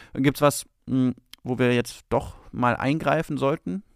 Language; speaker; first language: German; native; German